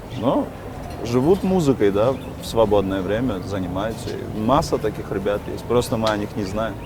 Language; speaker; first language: Russian; native; Russian